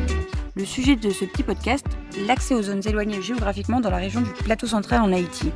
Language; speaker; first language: French; native; French